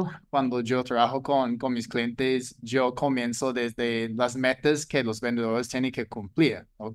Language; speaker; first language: Spanish; non-native, fluent; English